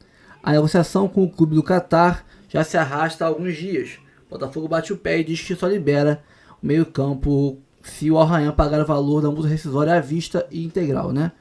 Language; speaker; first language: Portuguese; native; Portuguese